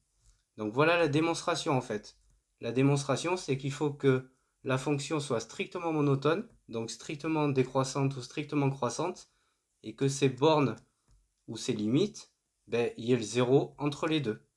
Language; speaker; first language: French; native; French